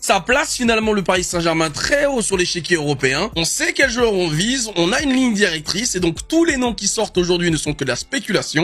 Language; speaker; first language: French; native; French